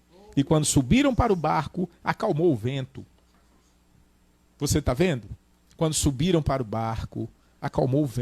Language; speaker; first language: Portuguese; native; Portuguese